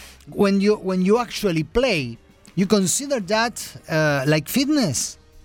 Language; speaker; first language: English; non-native, fluent; Spanish